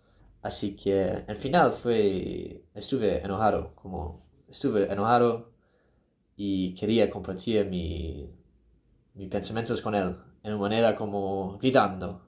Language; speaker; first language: Spanish; non-native, learner; English